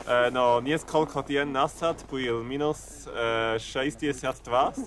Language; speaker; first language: Russian; non-native, learner; German